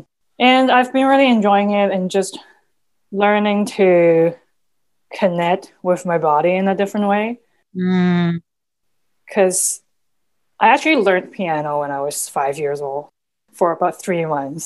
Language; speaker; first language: English; non-native, local second language; Cantonese